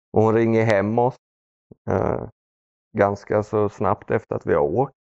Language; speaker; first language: Swedish; early bilingual, other home language; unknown